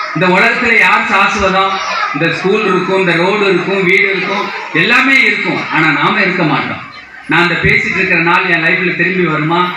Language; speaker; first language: Tamil; non-native, local second language; Telugu